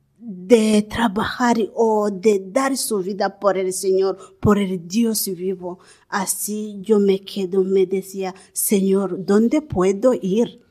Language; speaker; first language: Spanish; non-native, learner; Kinyarwanda